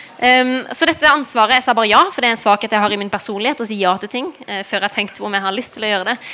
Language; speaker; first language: Norwegian; early bilingual, heritage; Norwegian